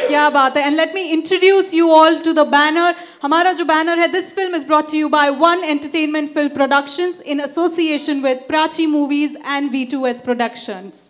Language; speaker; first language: Hindi; native; Hindi